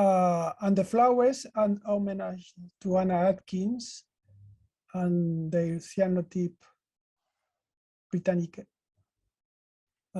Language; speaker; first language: English; non-native, learner; Spanish